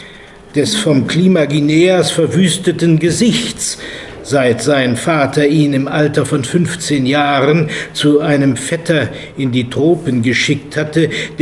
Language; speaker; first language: German; native; German